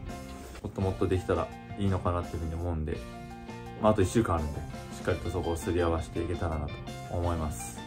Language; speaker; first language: Japanese; native; Japanese